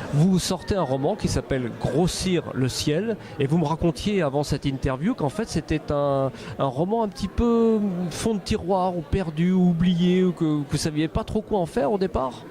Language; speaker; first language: French; native; French